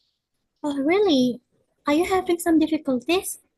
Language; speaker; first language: English; non-native, learner; Indonesian